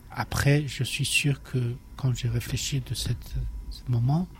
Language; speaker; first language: French; non-native, learner; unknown